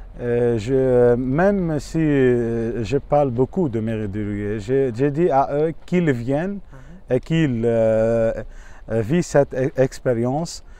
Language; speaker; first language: French; non-native, local second language; Arabic